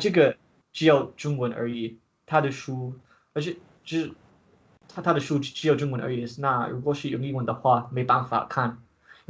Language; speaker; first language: Chinese; non-native, learner; English